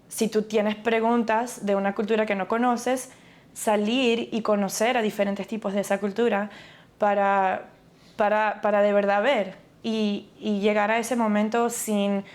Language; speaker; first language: Spanish; early bilingual, other home language; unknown